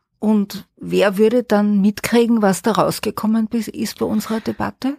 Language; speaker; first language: German; native; German